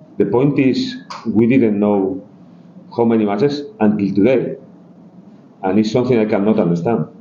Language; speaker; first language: English; non-native, learner; Spanish